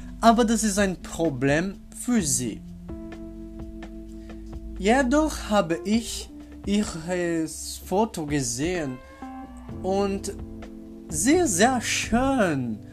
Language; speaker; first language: German; non-native, learner; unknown